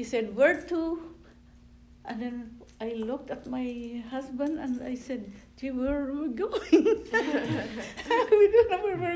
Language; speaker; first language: English; non-native, local second language; Filipino